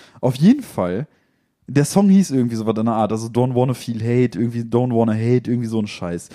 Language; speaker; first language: German; native; German